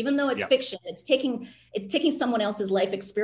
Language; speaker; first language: English; native; English